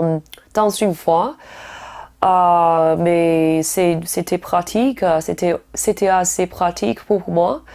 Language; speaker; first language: French; non-native, learner; Chinese